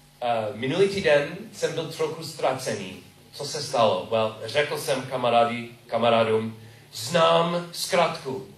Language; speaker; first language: Czech; non-native, learner; English